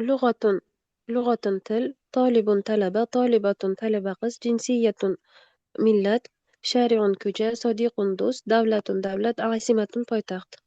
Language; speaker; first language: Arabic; non-native, learner; Uzbek